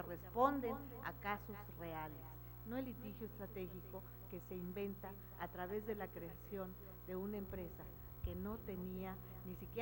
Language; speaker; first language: Spanish; native; Spanish